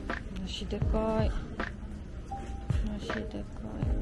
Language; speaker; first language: Japanese; non-native, fluent; French